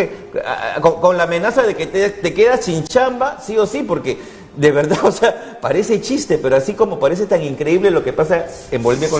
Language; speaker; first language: Spanish; native; Spanish